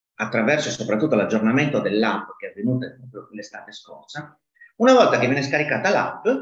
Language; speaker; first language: Italian; native; Italian